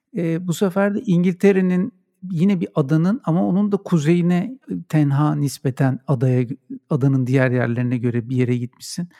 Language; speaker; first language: Turkish; native; Turkish